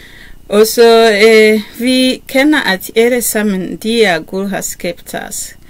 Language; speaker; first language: Danish; non-native, learner; Kinyarwanda